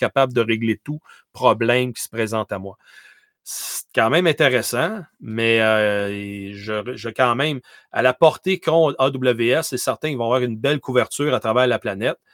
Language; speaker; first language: French; native; French